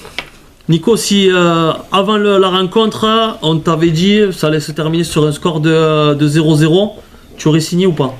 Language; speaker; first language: French; native; French